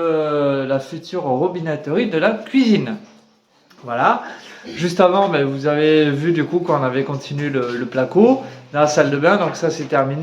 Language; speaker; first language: French; native; French